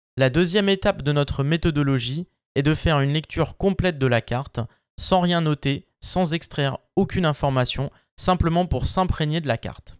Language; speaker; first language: French; native; French